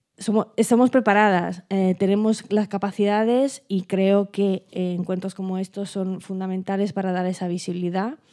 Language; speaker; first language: Spanish; non-native, fluent; Italian